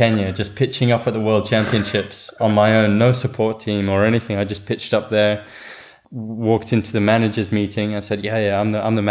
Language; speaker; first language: English; native; English